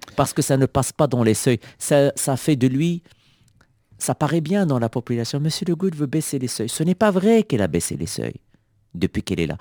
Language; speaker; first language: French; non-native, local second language; Arabic